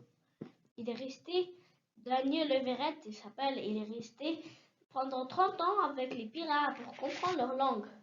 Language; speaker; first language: French; early bilingual, heritage; French